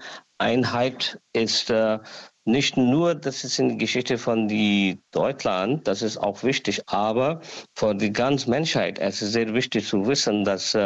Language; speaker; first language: German; non-native, learner; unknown